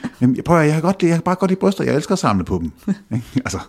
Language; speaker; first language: Danish; native; Danish